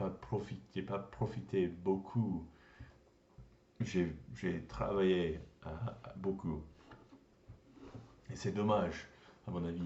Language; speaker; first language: French; non-native, learner; English